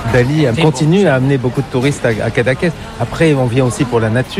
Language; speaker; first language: French; native; French